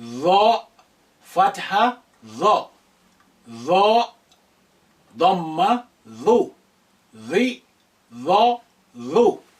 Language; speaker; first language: Arabic; non-native, fluent; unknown